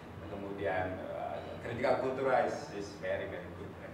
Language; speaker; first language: English; non-native, fluent; Indonesian